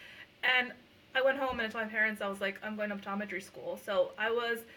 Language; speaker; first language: English; early bilingual, other home language; Punjabi